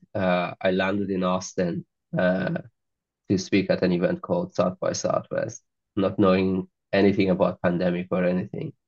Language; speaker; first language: English; non-native, fluent; Azerbaijani